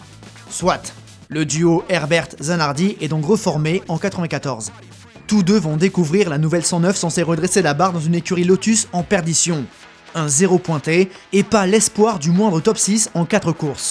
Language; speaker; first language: French; native; French